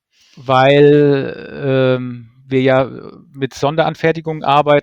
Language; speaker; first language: German; native; German